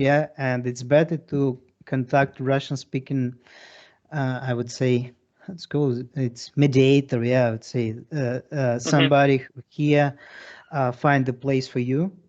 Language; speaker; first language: English; non-native, learner; Russian